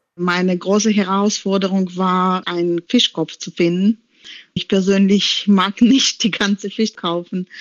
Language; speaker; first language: German; non-native, learner; Romanian